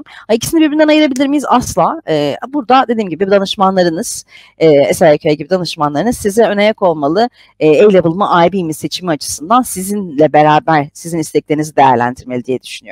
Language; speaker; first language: Turkish; native; Turkish